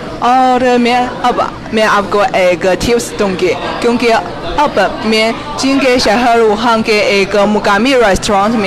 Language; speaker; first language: Hindi; non-native, fluent; Chinese